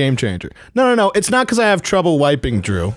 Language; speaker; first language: English; native; English